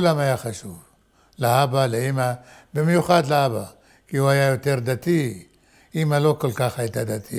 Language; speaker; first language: Hebrew; non-native, fluent; Arabic